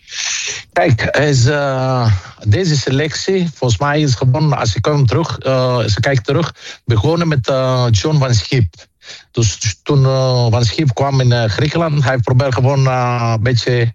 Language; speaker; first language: Dutch; non-native, fluent; Greek